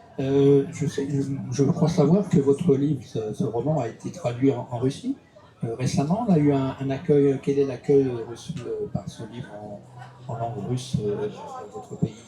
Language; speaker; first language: French; native; French